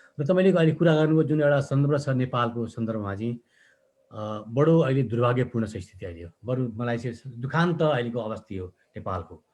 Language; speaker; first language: Nepali; native; Nepali